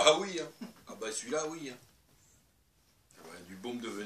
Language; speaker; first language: French; native; French